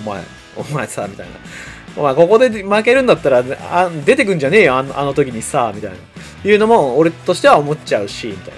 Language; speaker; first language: Japanese; native; Japanese